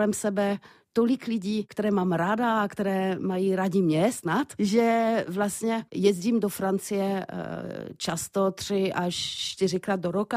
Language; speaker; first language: Czech; non-native, fluent; French